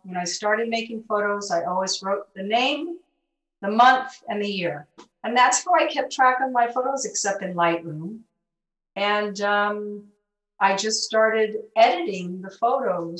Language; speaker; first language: English; early bilingual, other home language; Spanish